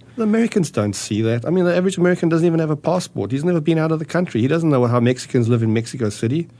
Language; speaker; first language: English; early bilingual, other home language; German